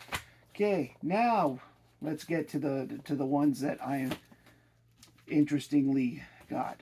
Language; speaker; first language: English; native; English